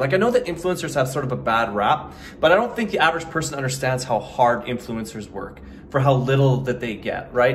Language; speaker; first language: English; native; English